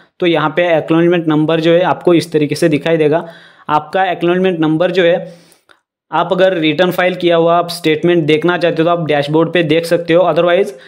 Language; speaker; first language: Hindi; non-native, local second language; Marathi